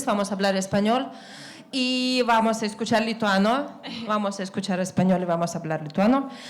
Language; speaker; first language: Spanish; non-native, fluent; Lithuanian